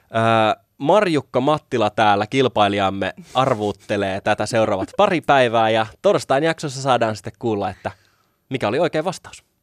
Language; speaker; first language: Finnish; native; Finnish